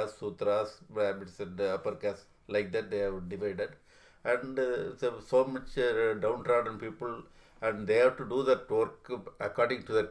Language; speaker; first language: English; non-native, local second language; Tamil